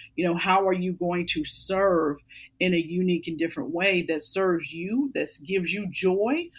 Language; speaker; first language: English; native; English